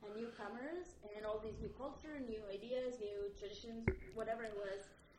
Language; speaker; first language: English; non-native, fluent; Spanish